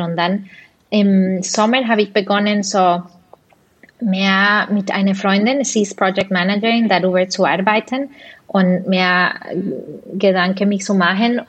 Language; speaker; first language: German; non-native, fluent; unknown